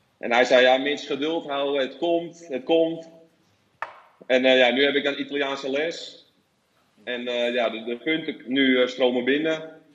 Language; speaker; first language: Dutch; native; Dutch